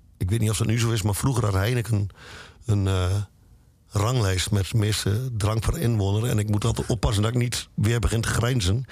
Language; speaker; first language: Dutch; native; Dutch